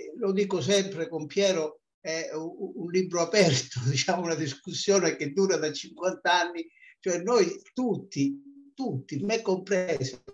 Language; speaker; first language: Italian; native; Italian